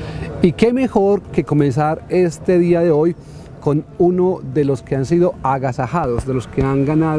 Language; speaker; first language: Spanish; native; Spanish